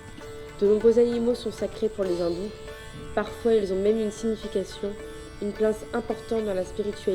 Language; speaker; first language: French; native; French